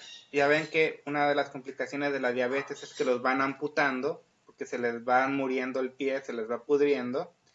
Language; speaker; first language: Spanish; native; Spanish